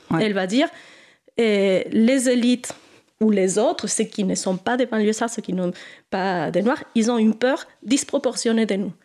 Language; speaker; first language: French; non-native, fluent; Spanish